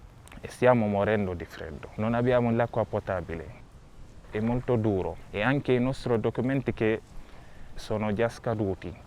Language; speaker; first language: Italian; non-native, learner; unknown